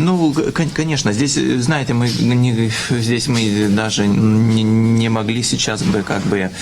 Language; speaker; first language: Russian; non-native, fluent; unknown